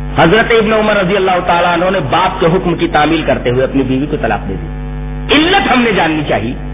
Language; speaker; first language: Urdu; native; Urdu